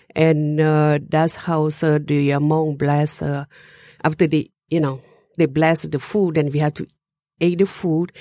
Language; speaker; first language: English; non-native, learner; Hmong